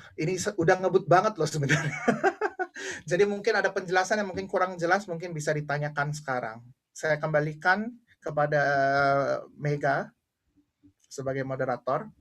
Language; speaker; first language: Indonesian; native; Indonesian